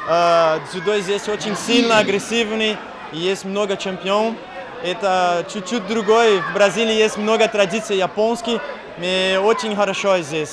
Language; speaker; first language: Russian; non-native, learner; Portuguese